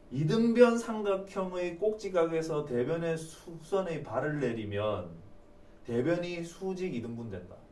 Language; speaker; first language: Korean; native; Korean